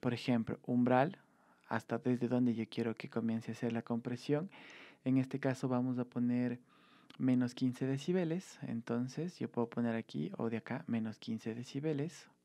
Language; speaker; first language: Spanish; native; Spanish